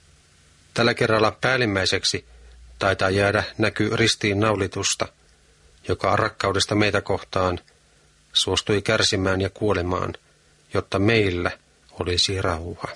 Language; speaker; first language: Finnish; native; Finnish